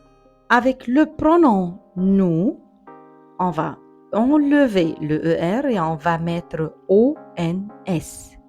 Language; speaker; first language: French; non-native, fluent; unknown